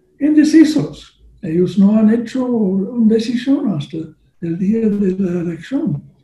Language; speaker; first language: Spanish; non-native, learner; English